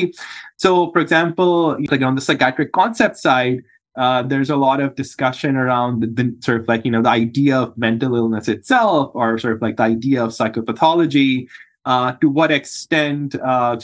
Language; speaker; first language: English; non-native, local second language; Urdu